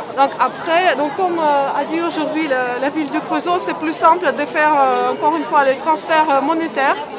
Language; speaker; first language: French; non-native, fluent; Ukrainian